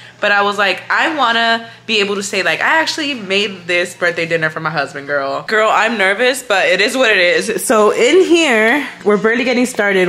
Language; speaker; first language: English; early bilingual, other home language; Spanish